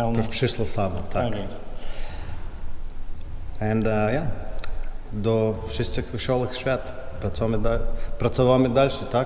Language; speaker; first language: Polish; non-native, learner; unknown